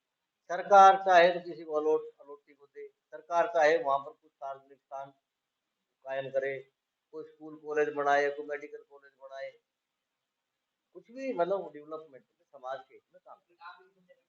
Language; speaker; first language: Hindi; native; Hindi